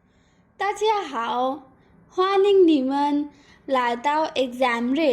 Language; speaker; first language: Chinese; non-native, fluent; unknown